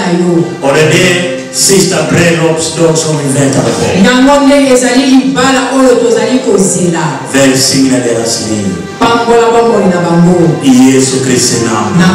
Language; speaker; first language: Swedish; non-native, learner; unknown